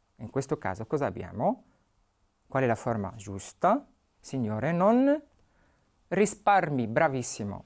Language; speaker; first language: Italian; non-native, fluent; Arabic